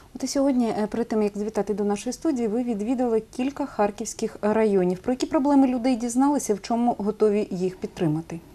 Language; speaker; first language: Ukrainian; native; Ukrainian